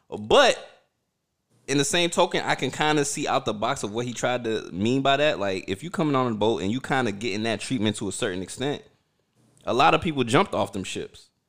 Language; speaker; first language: English; early bilingual, other home language; Haitian Creole